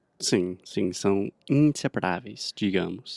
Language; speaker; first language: Portuguese; non-native, fluent; English